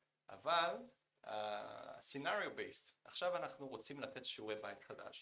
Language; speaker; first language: Hebrew; non-native, fluent; Korean